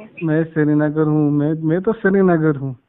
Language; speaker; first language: Hindi; non-native, local second language; Kashmiri